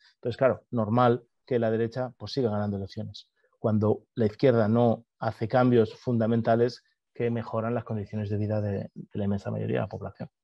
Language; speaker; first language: Spanish; native; Spanish